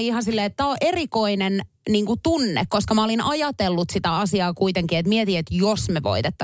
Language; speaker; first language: Finnish; native; Finnish